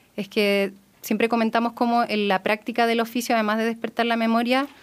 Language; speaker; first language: Spanish; native; Spanish